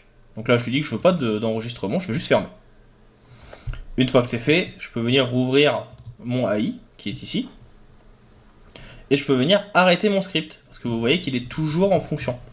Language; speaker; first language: French; native; French